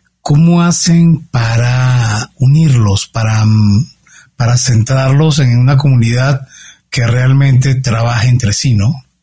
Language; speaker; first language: Spanish; native; Spanish